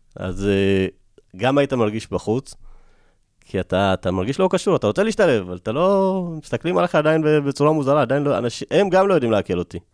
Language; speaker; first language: Hebrew; early bilingual, other home language; Amharic